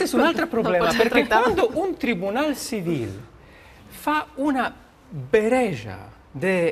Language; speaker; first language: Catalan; non-native, learner; Polish